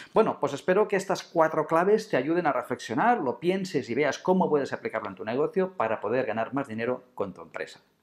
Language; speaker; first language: Spanish; non-native, local second language; Catalan